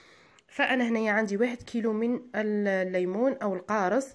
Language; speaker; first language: Arabic; native; Arabic